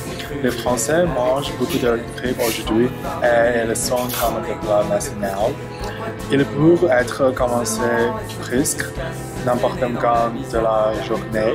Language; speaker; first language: French; non-native, learner; English